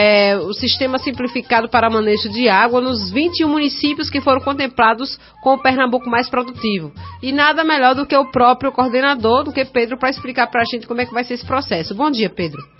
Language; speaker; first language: Portuguese; native; Portuguese